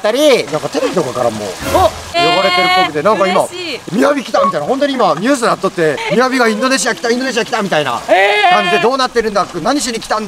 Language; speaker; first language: Japanese; native; Japanese